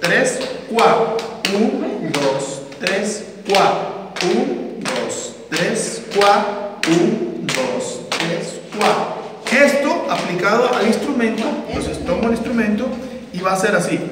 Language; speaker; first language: Spanish; native; Spanish